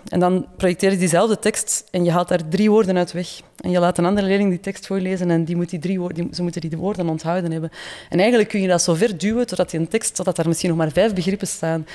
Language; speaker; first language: Dutch; native; Dutch